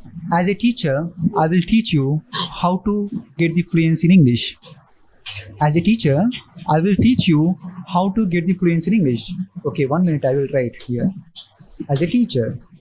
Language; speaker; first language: English; non-native, local second language; Telugu